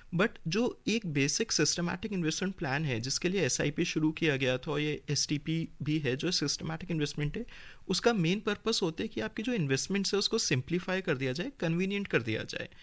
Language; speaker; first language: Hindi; native; Hindi